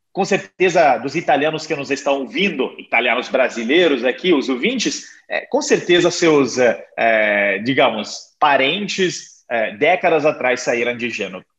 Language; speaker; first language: Portuguese; non-native, fluent; Italian